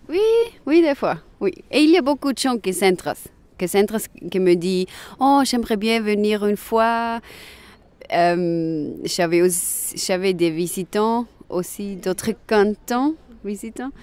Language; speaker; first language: French; non-native, local second language; German